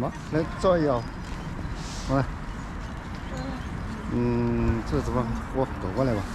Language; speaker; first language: Chinese; native; Chinese